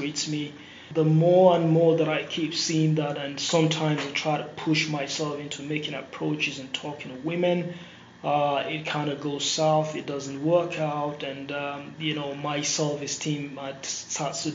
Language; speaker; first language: English; non-native, local second language; Hausa